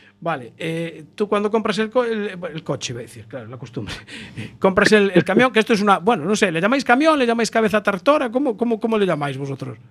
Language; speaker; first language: Spanish; native; Spanish